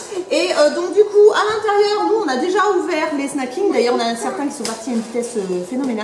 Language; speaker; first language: French; native; French